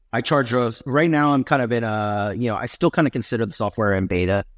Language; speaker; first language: English; native; English